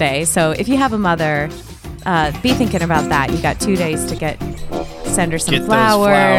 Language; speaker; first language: English; native; English